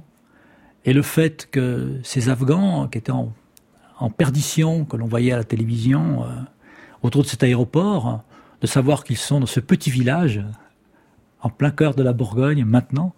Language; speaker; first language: French; native; French